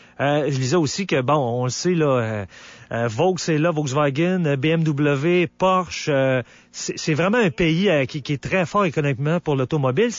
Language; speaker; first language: French; native; French